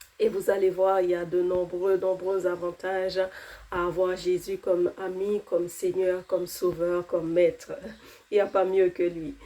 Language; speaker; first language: French; non-native, local second language; Haitian Creole